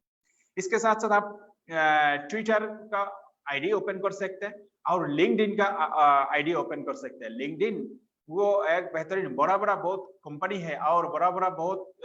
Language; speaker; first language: Hindi; non-native, fluent; Bangla